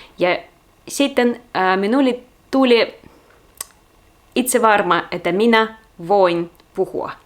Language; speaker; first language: Finnish; non-native, learner; Russian